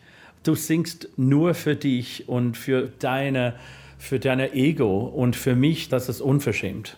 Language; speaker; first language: German; non-native, fluent; English